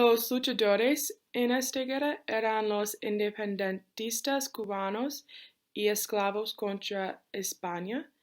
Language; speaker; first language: Spanish; non-native, learner; English